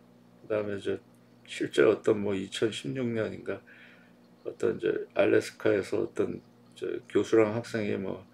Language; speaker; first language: Korean; native; Korean